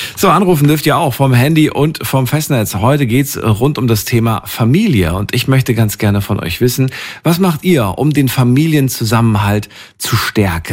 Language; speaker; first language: German; native; German